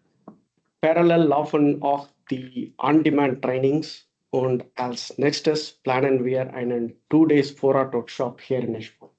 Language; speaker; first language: German; non-native, fluent; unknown